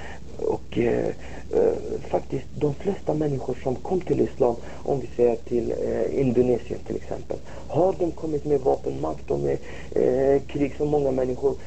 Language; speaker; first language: Swedish; non-native, fluent; Arabic